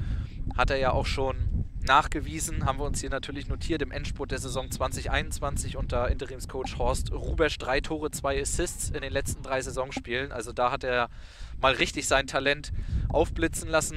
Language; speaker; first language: German; native; German